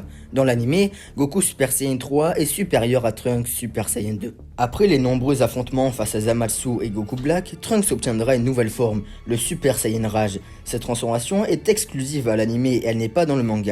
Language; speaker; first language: French; native; French